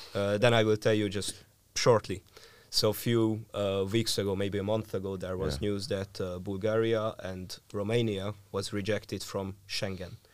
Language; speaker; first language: English; non-native, fluent; Hungarian